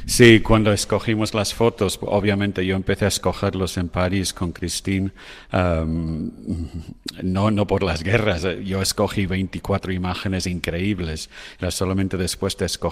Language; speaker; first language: Spanish; non-native, fluent; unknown